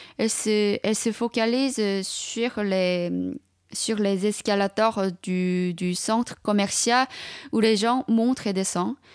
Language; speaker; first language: French; non-native, fluent; Chinese